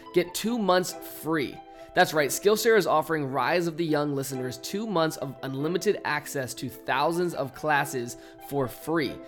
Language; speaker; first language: English; native; English